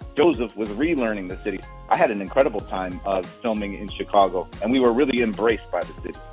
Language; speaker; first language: English; native; English